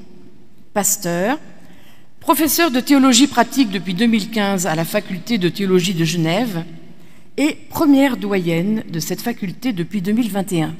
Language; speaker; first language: French; native; French